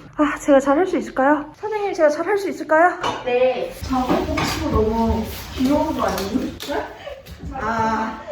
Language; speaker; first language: Korean; native; Korean